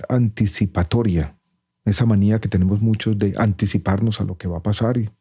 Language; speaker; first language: Spanish; native; Spanish